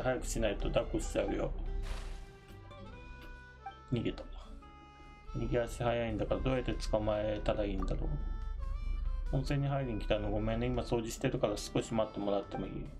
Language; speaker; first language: Japanese; native; Japanese